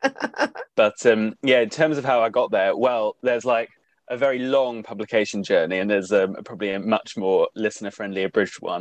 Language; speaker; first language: English; native; English